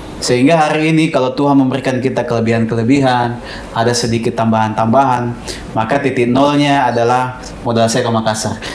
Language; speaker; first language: Indonesian; non-native, local second language; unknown